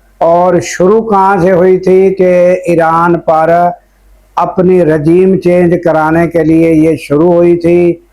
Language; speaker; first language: Urdu; native; Urdu